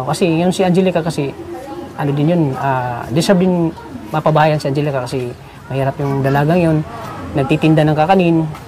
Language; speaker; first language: Filipino; non-native, local second language; Cebuano